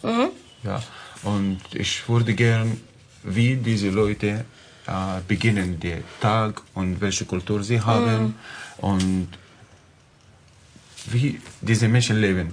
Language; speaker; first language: German; non-native, learner; Arabic